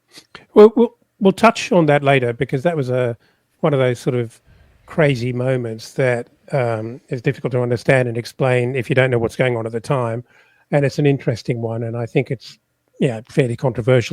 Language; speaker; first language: English; native; English